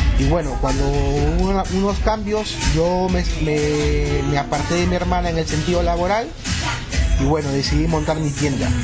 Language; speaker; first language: Spanish; native; Spanish